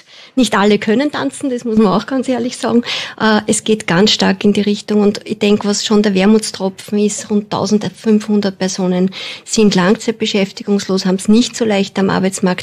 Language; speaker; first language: German; native; German